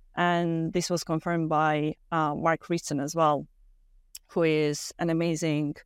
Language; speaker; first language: English; non-native, fluent; Romanian